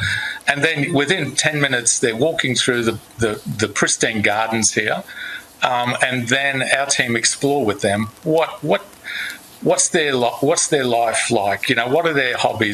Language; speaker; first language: English; native; English